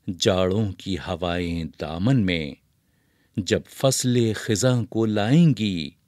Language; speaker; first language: Urdu; native; Urdu